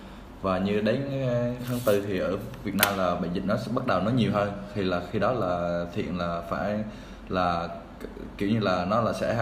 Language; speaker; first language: Vietnamese; native; Vietnamese